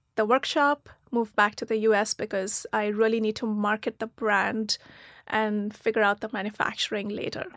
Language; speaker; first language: English; non-native, local second language; Hindi